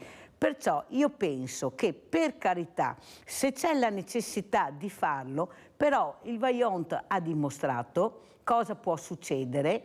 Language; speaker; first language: Italian; native; Italian